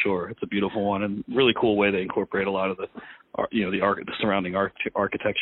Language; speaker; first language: English; native; English